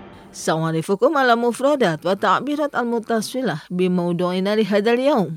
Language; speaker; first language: Arabic; non-native, fluent; Indonesian